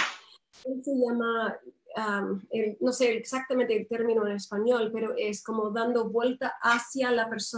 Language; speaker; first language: Spanish; non-native, fluent; English